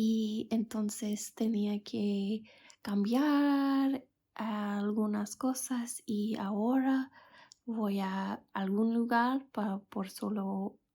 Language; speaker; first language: Spanish; non-native, fluent; English